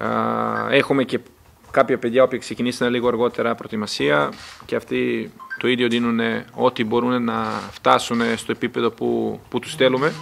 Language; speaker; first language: Greek; non-native, fluent; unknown